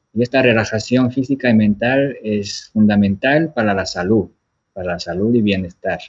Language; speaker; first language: Spanish; non-native, fluent; Japanese